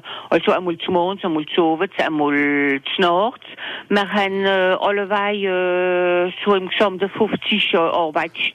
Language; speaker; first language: German; non-native, local second language; French